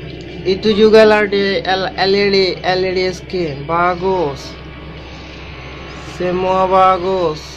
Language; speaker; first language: Indonesian; non-native, learner; Bangla